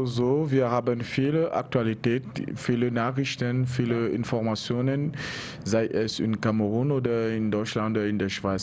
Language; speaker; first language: German; non-native, learner; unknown